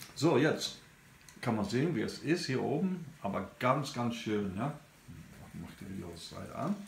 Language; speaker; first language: German; non-native, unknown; English